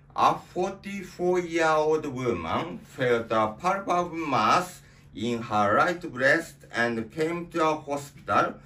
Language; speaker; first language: English; non-native, learner; Japanese